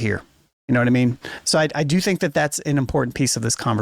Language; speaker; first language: English; native; English